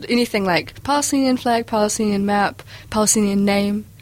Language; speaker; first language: English; early bilingual, other home language; Arabic